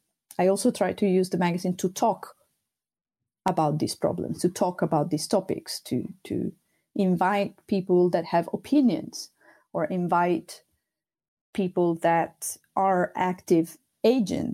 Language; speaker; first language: English; non-native, fluent; Sardinian